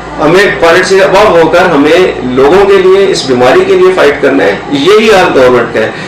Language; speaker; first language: Urdu; non-native, local second language; Punjabi